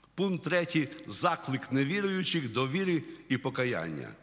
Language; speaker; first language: Ukrainian; native; Ukrainian